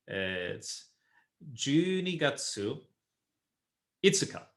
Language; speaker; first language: Japanese; non-native, fluent; English